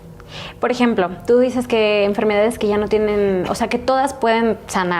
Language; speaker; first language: Spanish; native; Spanish